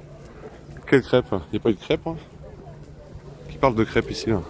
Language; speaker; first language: French; native; French